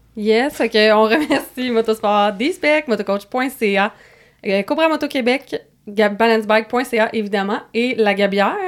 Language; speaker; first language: French; native; French